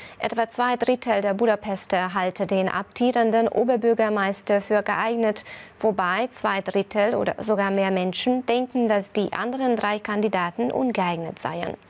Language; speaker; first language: German; non-native, fluent; Hungarian